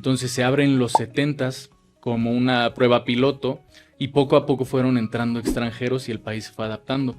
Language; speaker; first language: Spanish; native; Spanish